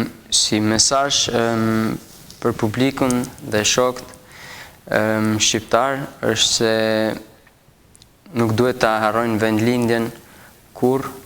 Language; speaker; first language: Albanian; early bilingual, heritage; Albanian